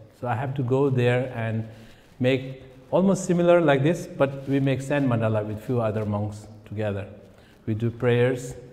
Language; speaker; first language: English; non-native, fluent; Tibetan